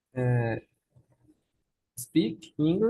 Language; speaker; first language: English; non-native, learner; Portuguese